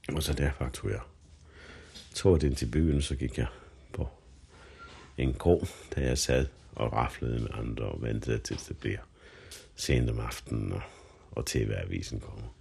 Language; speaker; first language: Danish; non-native, fluent; Finnish